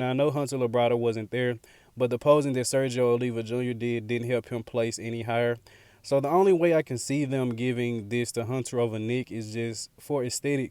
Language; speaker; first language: English; native; English